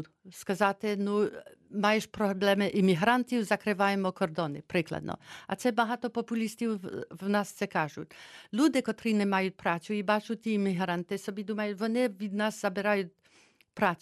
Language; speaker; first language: Ukrainian; early bilingual, heritage; Ukrainian